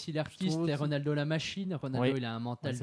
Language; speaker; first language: French; native; French